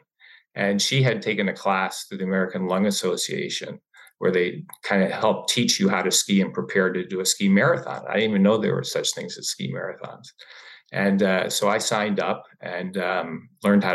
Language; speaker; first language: English; native; English